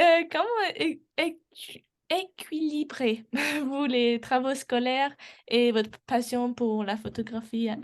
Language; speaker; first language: French; non-native, learner; English